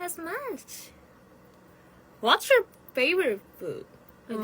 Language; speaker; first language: English; non-native, learner; Korean